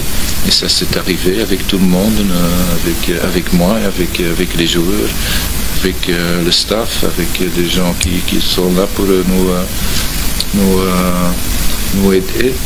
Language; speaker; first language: French; non-native, local second language; Dutch